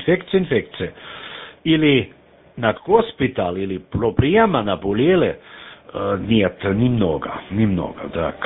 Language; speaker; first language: Russian; non-native, learner; German